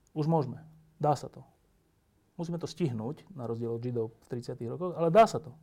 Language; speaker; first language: Slovak; native; Slovak